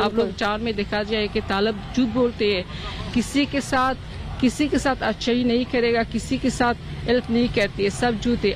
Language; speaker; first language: Hindi; non-native, fluent; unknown